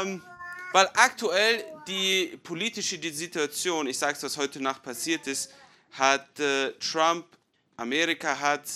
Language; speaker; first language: German; non-native, fluent; English